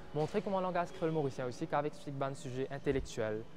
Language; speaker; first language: French; non-native, local second language; Morisyen